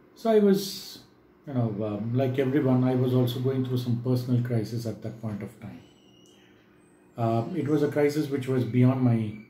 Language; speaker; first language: English; non-native, local second language; Tamil